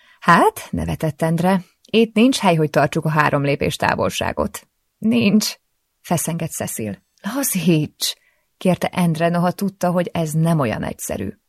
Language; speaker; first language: Hungarian; native; Hungarian